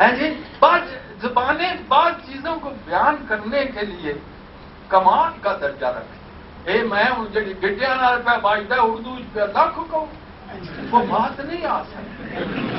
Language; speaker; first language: Urdu; non-native, local second language; Punjabi